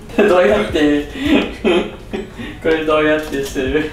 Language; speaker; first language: Japanese; non-native, learner; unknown